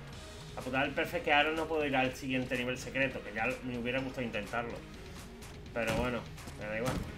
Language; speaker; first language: Spanish; native; Spanish